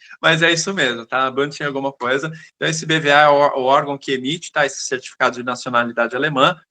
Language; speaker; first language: Portuguese; native; Portuguese